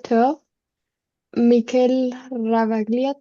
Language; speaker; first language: French; non-native, learner; Spanish